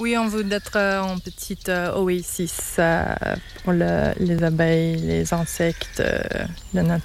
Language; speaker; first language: French; non-native, learner; English